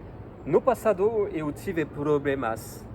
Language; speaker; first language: Portuguese; non-native, learner; French